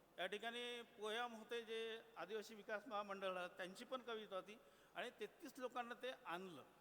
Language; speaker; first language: Marathi; non-native, local second language; Gondi